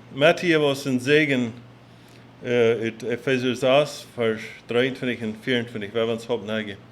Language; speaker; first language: German; non-native, learner; English